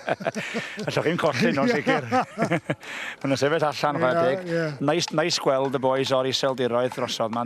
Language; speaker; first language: Welsh; native; Welsh